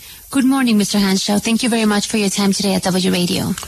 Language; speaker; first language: English; non-native, fluent; Spanish